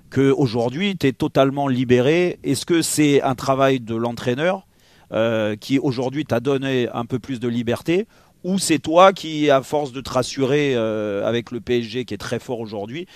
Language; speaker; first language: French; native; French